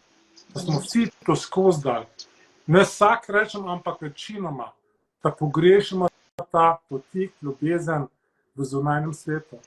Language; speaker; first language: Slovenian; early bilingual, heritage; Slovenian